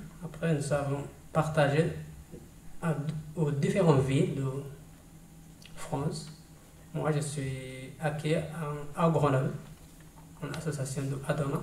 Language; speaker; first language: French; non-native, learner; Tigrinya